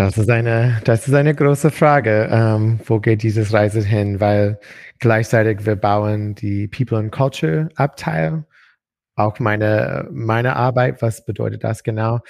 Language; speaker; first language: German; non-native, learner; English